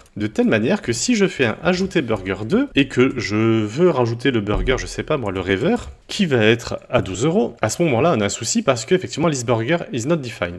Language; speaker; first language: French; native; French